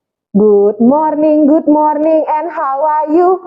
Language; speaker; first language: English; non-native, fluent; Indonesian